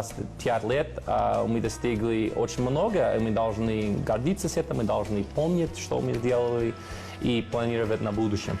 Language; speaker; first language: Russian; non-native, fluent; English